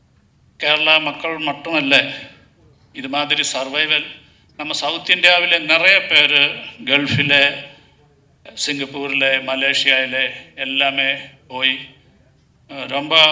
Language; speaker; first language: Tamil; non-native, learner; Malayalam